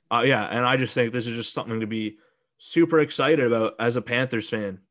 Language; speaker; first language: English; native; English